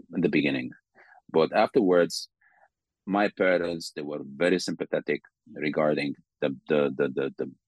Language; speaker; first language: English; non-native, fluent; Arabic